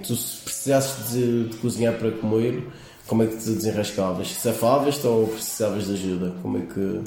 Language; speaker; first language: Portuguese; native; Portuguese